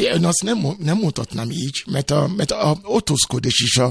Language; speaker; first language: Hungarian; non-native, learner; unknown